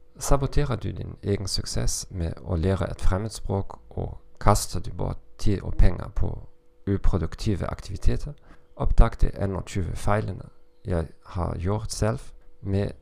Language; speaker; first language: Norwegian; non-native, learner; German